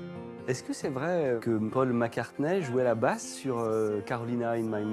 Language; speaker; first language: French; native; French